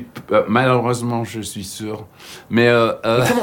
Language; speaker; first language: French; non-native, fluent; English